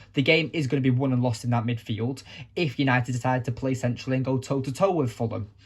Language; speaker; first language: English; native; English